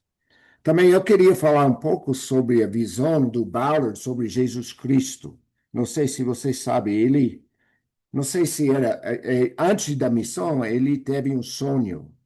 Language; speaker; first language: Portuguese; non-native, fluent; English